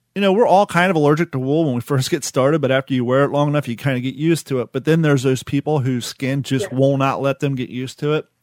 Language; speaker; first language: English; native; English